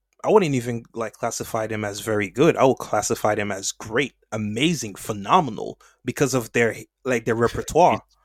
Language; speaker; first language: English; native; English